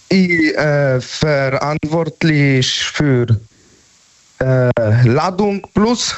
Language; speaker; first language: German; non-native, learner; Polish